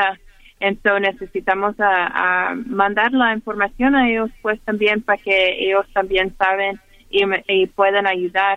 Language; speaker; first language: Spanish; early bilingual, heritage; Spanish